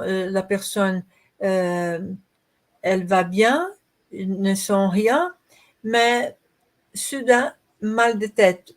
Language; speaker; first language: French; non-native, learner; Portuguese